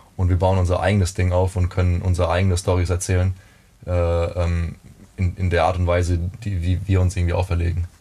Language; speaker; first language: German; native; German